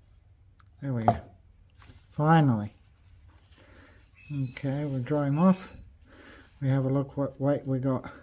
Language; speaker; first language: English; native; English